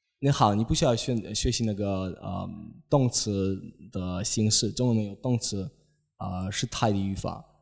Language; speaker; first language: Chinese; non-native, fluent; Polish